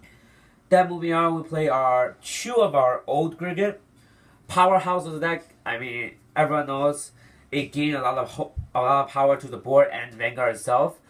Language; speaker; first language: English; non-native, fluent; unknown